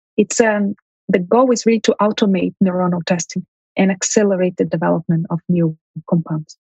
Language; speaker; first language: English; early bilingual, heritage; Armenian